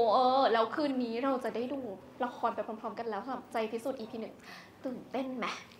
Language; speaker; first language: Thai; native; Thai